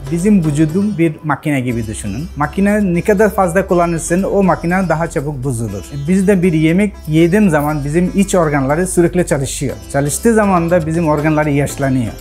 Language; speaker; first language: Turkish; non-native, fluent; Bangla